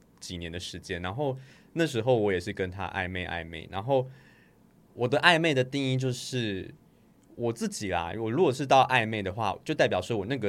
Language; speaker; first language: Chinese; native; Chinese